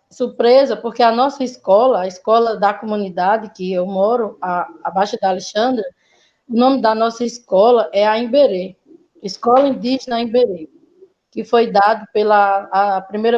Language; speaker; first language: Portuguese; native; Portuguese